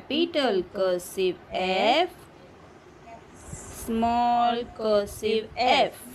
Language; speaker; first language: English; non-native, local second language; Hindi